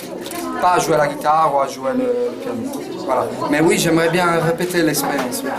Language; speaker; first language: French; non-native, fluent; Italian